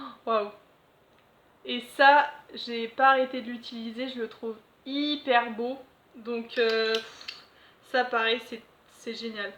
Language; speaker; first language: French; native; French